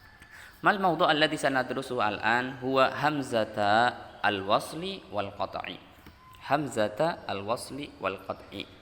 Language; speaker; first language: Arabic; non-native, learner; Indonesian